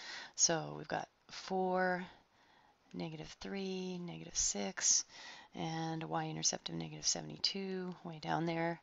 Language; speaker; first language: English; native; English